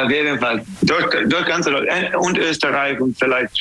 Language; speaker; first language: German; non-native, fluent; English